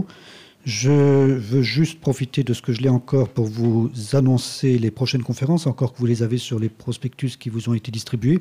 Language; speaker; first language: French; native; French